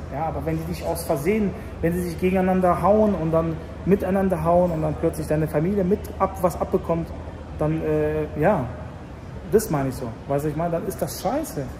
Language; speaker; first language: German; early bilingual, other home language; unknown